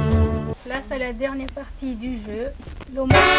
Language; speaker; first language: French; non-native, local second language; Comorian